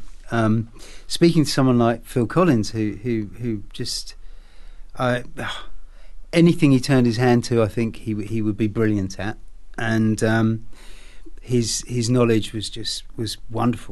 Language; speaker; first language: English; native; English